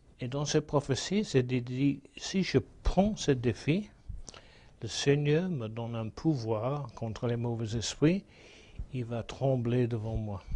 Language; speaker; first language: French; non-native, fluent; English